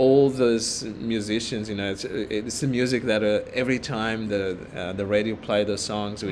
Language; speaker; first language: English; non-native, fluent; Portuguese